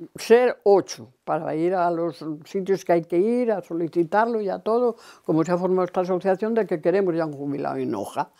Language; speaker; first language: Spanish; native; Spanish